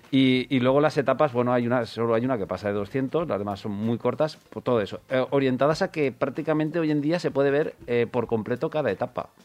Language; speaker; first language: Spanish; native; Spanish